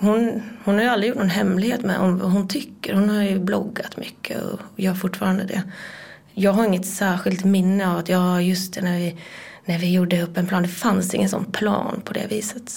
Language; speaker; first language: Swedish; native; Swedish